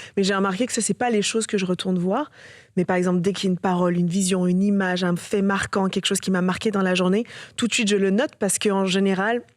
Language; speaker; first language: French; native; French